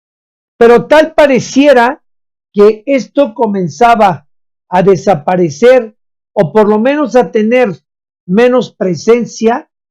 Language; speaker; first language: Spanish; native; Spanish